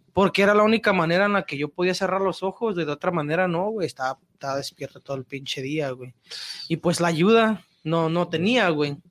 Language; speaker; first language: Spanish; early bilingual, heritage; Spanish